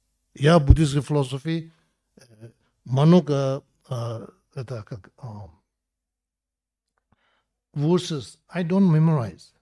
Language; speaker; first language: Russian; non-native, learner; Tibetan